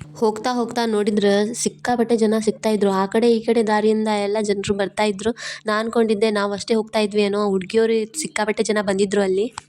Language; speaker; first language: Kannada; non-native, local second language; Lambadi